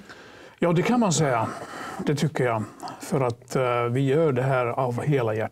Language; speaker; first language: Swedish; non-native, fluent; Finnish